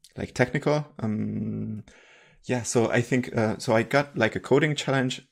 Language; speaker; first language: English; non-native, fluent; Hungarian